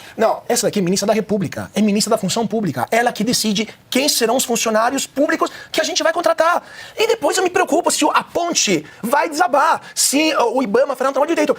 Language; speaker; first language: Portuguese; non-native, fluent; Italian